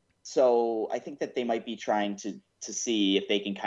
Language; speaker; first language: English; native; English